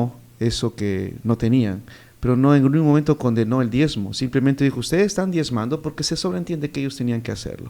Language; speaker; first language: Spanish; native; Spanish